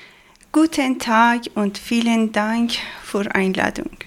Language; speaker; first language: German; non-native, learner; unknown